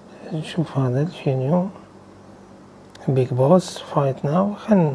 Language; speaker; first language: Arabic; native; Arabic